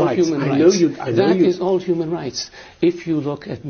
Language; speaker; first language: English; non-native, fluent; Arabic